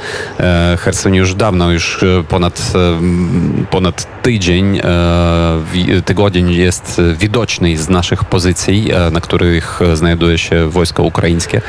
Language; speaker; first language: Polish; non-native, fluent; Ukrainian